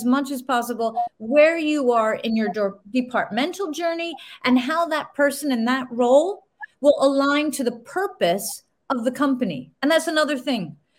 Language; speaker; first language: English; native; English